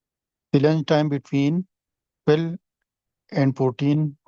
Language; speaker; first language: English; non-native, learner; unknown